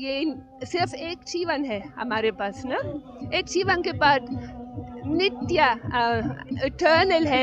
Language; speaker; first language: Hindi; non-native, learner; German